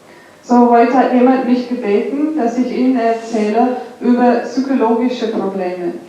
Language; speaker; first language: German; non-native, fluent; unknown